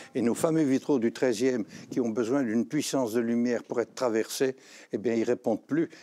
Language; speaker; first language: French; native; French